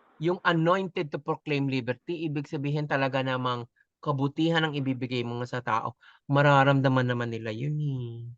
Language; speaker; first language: Filipino; native; Filipino